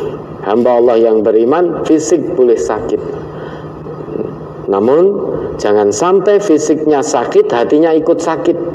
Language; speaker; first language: Indonesian; non-native, local second language; Javanese